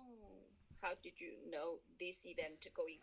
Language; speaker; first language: English; non-native, learner; Chinese